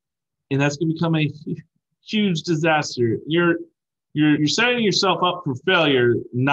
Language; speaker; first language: English; native; English